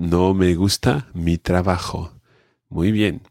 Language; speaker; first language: Spanish; non-native, fluent; English